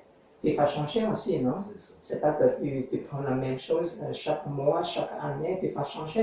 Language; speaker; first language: French; non-native, learner; English